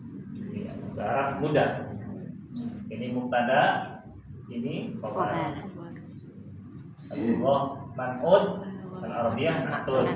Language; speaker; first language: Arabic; non-native, fluent; Indonesian